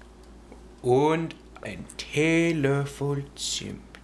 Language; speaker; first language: German; non-native, learner; English